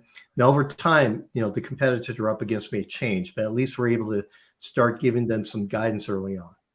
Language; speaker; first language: English; native; English